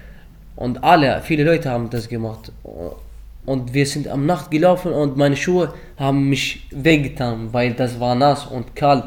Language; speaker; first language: German; early bilingual, other home language; Arabic